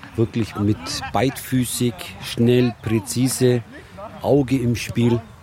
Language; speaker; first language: German; early bilingual, other home language; Turkish